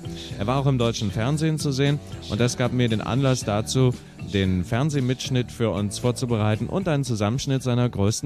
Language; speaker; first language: German; native; German